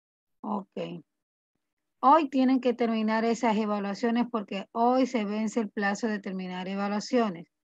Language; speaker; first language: Spanish; native; Spanish